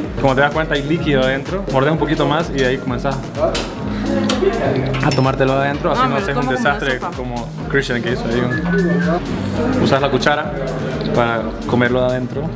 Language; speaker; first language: Spanish; native; Spanish